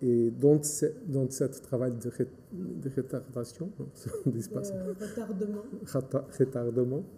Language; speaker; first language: French; non-native, fluent; Portuguese